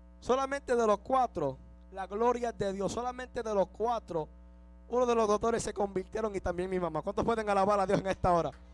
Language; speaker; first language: Spanish; early bilingual, heritage; Spanish